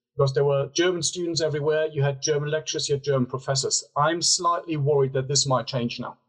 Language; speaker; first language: English; non-native, fluent; German